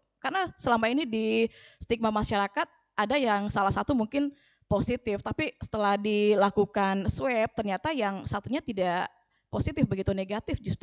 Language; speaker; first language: Indonesian; native; Indonesian